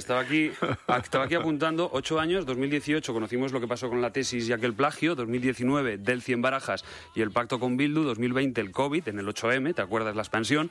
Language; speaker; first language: Spanish; native; Spanish